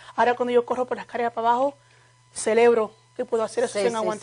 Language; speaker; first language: Spanish; native; Spanish